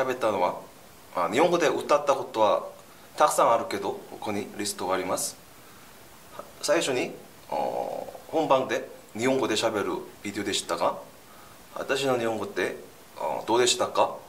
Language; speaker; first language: Japanese; non-native, learner; Korean